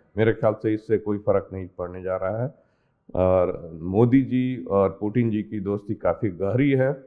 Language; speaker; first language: Hindi; native; Hindi